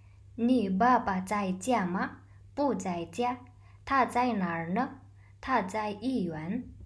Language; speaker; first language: Chinese; non-native, learner; Mongolian